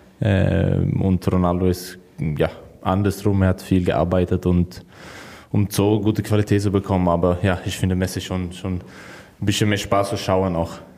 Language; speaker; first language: German; non-native, learner; Swedish